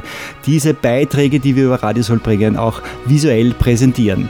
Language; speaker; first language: German; native; German